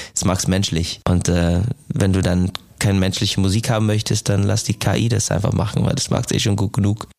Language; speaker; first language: German; non-native, fluent; English